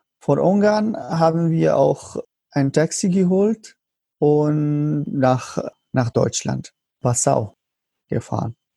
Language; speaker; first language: German; non-native, learner; Arabic